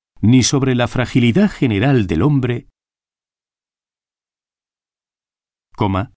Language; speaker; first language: Spanish; native; Spanish